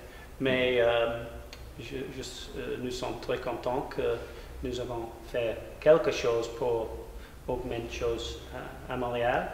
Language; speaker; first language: French; non-native, learner; English